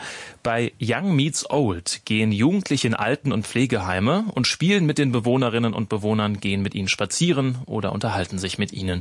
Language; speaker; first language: German; native; German